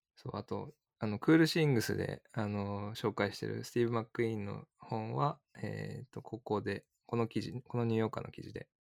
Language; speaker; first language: Japanese; native; Japanese